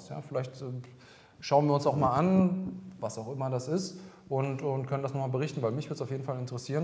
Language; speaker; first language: German; native; German